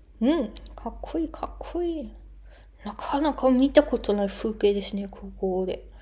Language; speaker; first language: Japanese; non-native, fluent; German